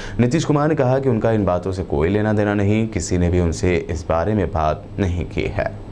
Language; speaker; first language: Urdu; native; Urdu